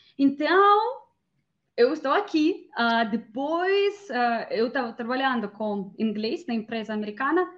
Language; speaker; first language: Portuguese; non-native, learner; Russian